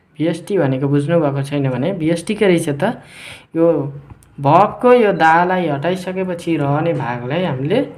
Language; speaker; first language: Nepali; native; Nepali